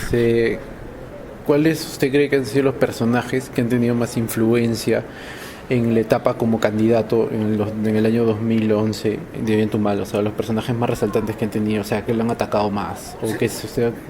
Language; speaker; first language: Spanish; native; Spanish